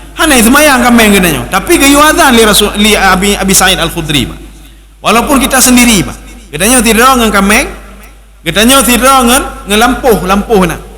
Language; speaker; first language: Malay; non-native, local second language; Achinese